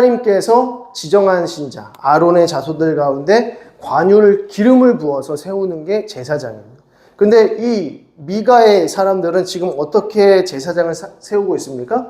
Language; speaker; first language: Korean; native; Korean